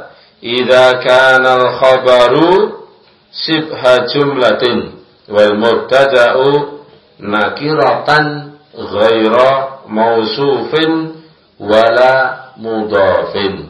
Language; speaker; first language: Arabic; non-native, fluent; Indonesian